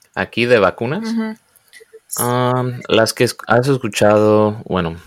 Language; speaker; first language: Spanish; early bilingual, heritage; Spanish